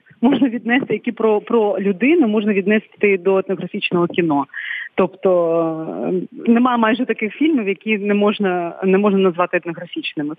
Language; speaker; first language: Ukrainian; non-native, local second language; Bulgarian